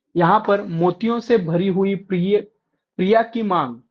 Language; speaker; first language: Hindi; non-native, local second language; Marathi